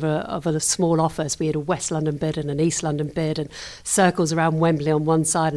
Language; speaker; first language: English; native; English